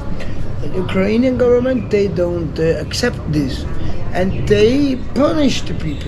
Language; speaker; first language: English; non-native, learner; Italian